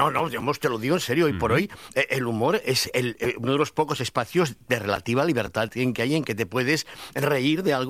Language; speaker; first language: Spanish; native; Spanish